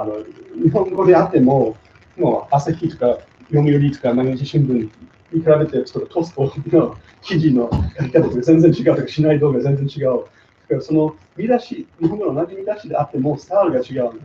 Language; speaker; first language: Japanese; non-native, fluent; English